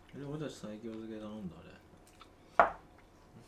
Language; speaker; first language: Japanese; native; Japanese